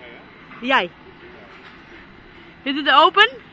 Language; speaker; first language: Dutch; non-native, learner; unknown